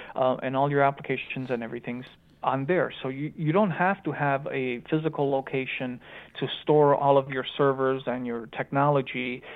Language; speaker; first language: English; early bilingual, other home language; Romanian